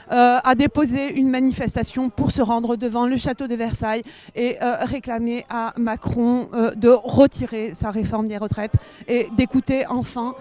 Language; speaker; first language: French; native; French